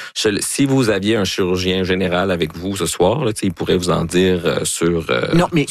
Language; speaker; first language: French; native; French